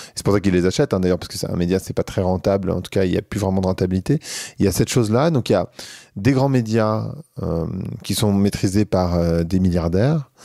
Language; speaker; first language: French; native; French